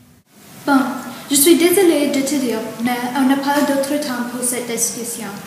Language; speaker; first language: French; non-native, learner; English